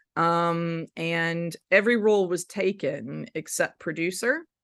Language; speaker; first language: English; native; English